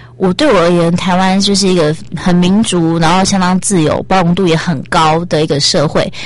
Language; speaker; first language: Chinese; native; Chinese